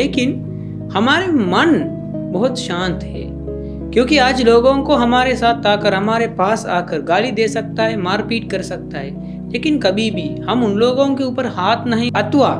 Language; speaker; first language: Hindi; non-native, fluent; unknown